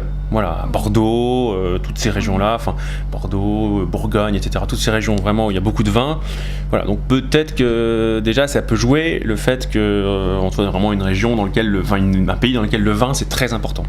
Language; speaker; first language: French; native; French